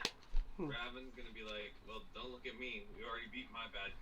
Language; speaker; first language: English; native; English